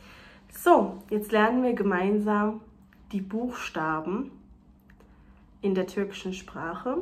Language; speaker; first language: German; non-native, fluent; Turkish